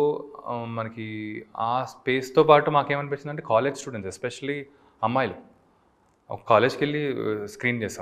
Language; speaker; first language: Telugu; native; Telugu